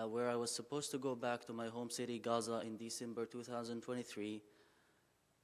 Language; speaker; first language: English; non-native, fluent; Arabic